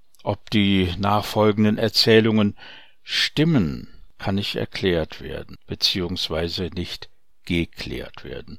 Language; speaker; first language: German; native; German